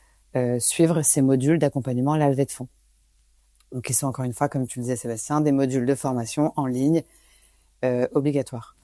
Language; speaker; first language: French; native; French